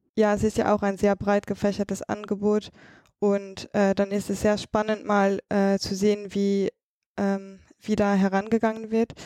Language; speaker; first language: German; native; German